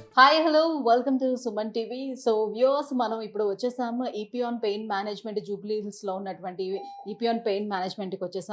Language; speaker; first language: Telugu; native; Telugu